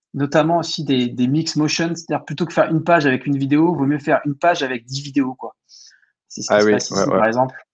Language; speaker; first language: French; native; French